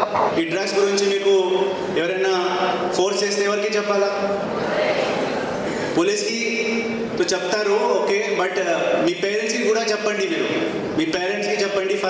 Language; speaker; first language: Telugu; non-native, fluent; Hindi